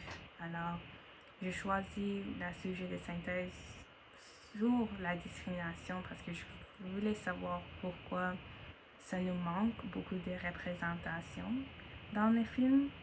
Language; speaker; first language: French; non-native, learner; English